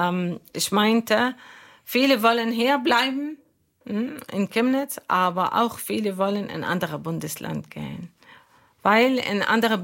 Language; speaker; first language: German; non-native, learner; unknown